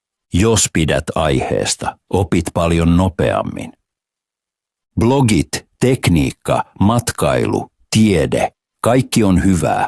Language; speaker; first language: Finnish; non-native, fluent; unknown